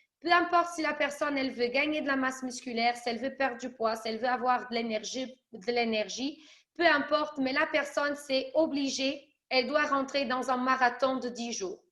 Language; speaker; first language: French; early bilingual, other home language; Portuguese